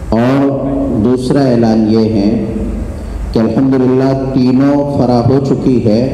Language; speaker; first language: Urdu; non-native, local second language; Bangla